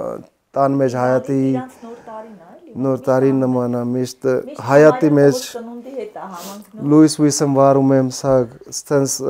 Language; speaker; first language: Armenian; non-native, learner; Hindi